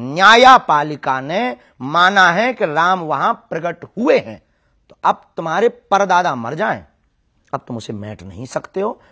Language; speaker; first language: Hindi; native; Hindi